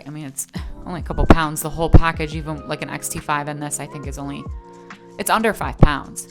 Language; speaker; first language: English; native; English